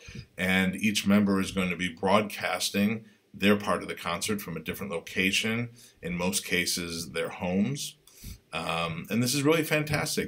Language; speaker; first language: English; native; English